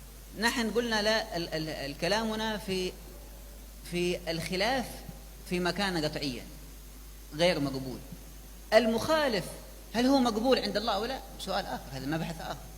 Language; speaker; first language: Arabic; native; Arabic